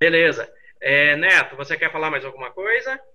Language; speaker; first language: Portuguese; native; Portuguese